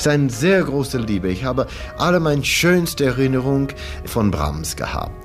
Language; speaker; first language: German; non-native, learner; English